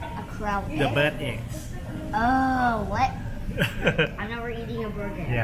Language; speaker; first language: English; non-native, learner; Thai